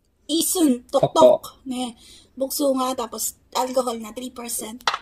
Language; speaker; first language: Korean; non-native, learner; Filipino